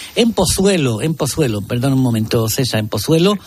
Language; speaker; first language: Spanish; native; Spanish